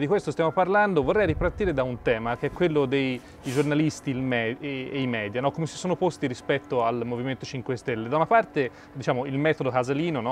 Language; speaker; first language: Italian; native; Italian